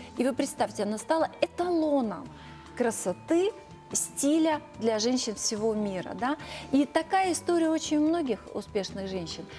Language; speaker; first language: Russian; native; Russian